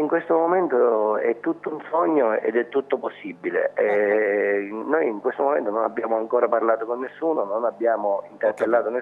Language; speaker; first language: Italian; native; Italian